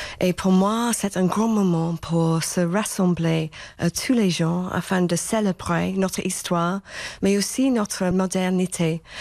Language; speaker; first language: French; non-native, fluent; English